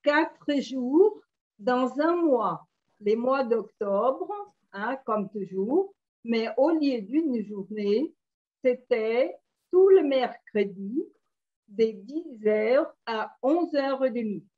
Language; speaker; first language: French; non-native, fluent; Portuguese